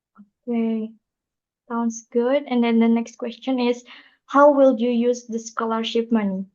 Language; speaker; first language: English; non-native, learner; Indonesian